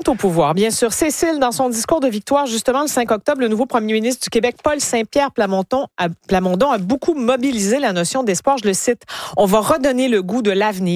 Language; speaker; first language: French; native; French